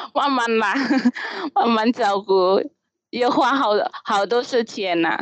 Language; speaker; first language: Chinese; non-native, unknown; Indonesian